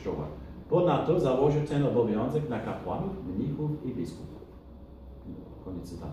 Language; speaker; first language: Polish; non-native, fluent; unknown